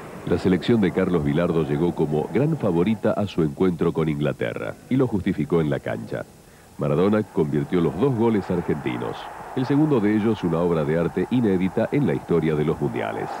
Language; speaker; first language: Spanish; native; Spanish